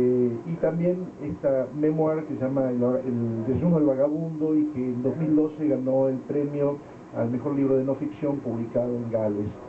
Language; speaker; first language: Spanish; native; Spanish